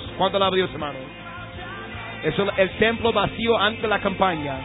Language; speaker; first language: Spanish; non-native, fluent; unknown